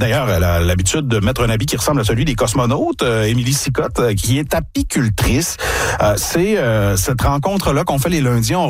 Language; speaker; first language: French; native; French